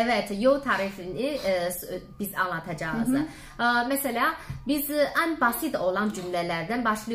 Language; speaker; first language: Turkish; non-native, fluent; Chinese